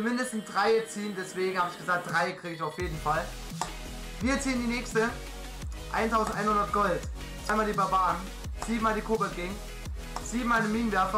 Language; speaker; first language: German; native; German